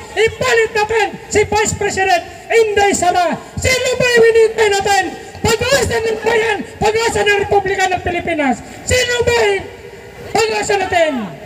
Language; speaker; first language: Filipino; non-native, local second language; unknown